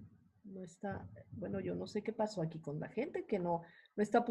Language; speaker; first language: Spanish; native; Spanish